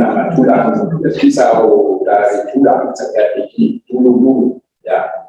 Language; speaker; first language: Indonesian; non-native, learner; German